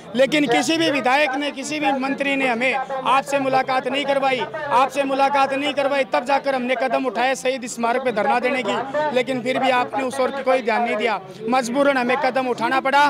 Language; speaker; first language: Hindi; native; Hindi